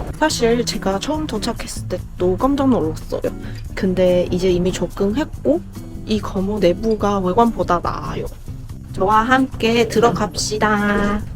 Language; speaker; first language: Korean; non-native, fluent; Chinese